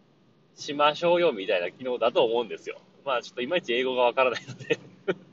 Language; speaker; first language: Japanese; native; Japanese